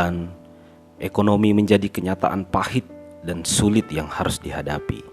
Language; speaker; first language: Indonesian; native; Indonesian